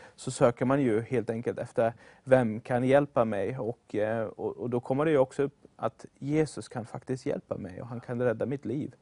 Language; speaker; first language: Swedish; non-native, fluent; German